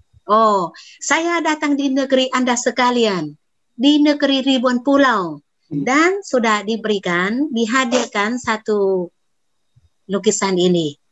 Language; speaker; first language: Indonesian; non-native, fluent; Vietnamese